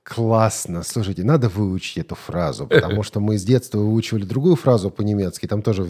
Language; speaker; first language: Russian; native; Russian